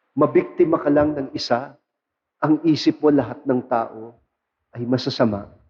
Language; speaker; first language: Filipino; non-native, local second language; Pampanga